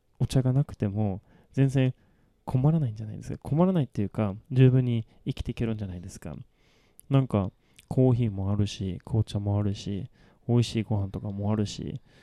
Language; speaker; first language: Japanese; non-native, fluent; Swedish